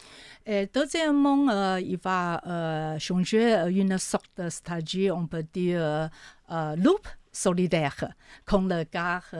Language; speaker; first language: French; non-native, fluent; Chinese